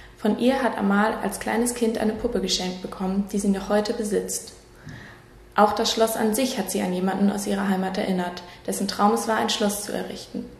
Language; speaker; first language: German; native; German